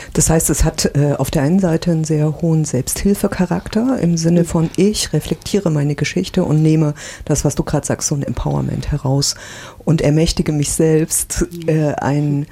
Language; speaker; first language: German; native; German